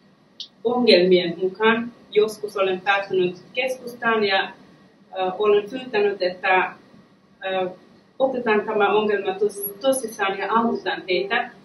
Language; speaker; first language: Finnish; non-native, fluent; Persian